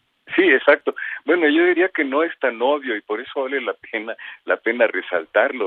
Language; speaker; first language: Spanish; native; Spanish